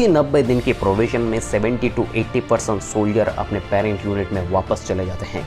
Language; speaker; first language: Hindi; native; Hindi